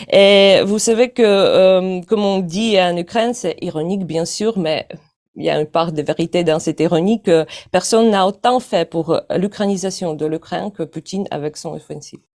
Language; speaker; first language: French; non-native, fluent; Ukrainian